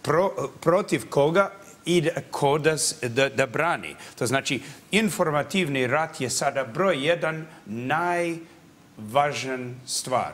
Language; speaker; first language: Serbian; early bilingual, heritage; English